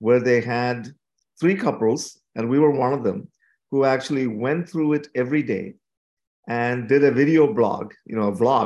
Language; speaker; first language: English; non-native, local second language; Tamil